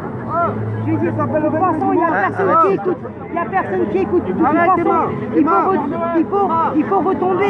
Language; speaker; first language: French; native; French